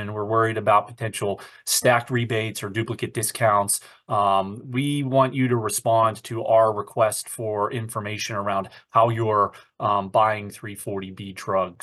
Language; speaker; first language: English; native; English